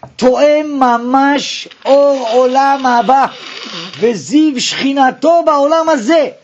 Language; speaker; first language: Hebrew; native; Hebrew